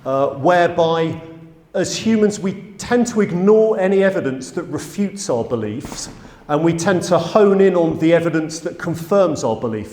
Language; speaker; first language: English; native; English